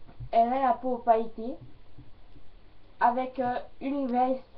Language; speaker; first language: French; native; French